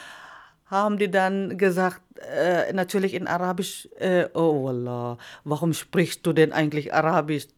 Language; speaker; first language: German; non-native, fluent; Iloko